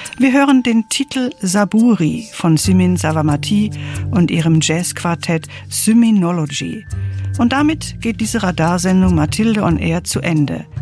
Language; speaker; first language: German; native; German